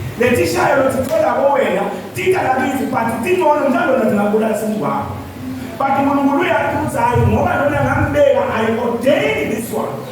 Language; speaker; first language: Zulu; non-native, local second language; Swati